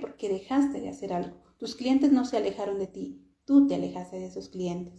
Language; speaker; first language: Spanish; native; Spanish